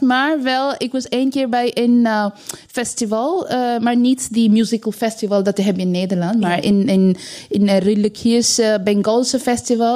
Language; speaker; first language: Dutch; non-native, learner; Bangla